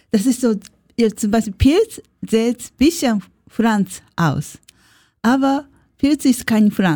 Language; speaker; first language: German; non-native, learner; Japanese